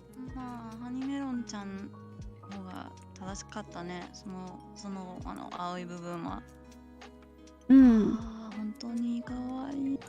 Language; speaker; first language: Japanese; non-native, learner; English